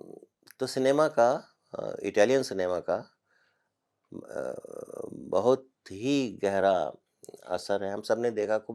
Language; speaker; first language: Hindi; native; Hindi